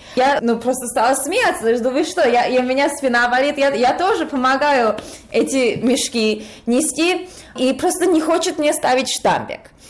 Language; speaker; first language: Russian; early bilingual, heritage; Russian